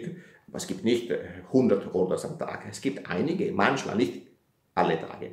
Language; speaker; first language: German; non-native, fluent; Italian